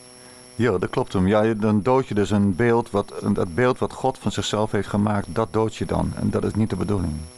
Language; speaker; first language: Dutch; native; Dutch